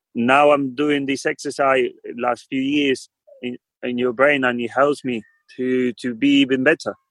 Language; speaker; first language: English; non-native, fluent; Spanish